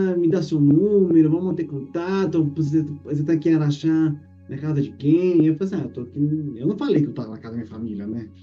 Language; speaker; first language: Portuguese; native; Portuguese